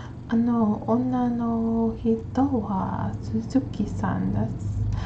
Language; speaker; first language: Japanese; non-native, learner; English